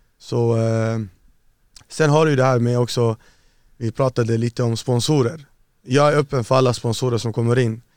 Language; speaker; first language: Swedish; early bilingual, other home language; Arabic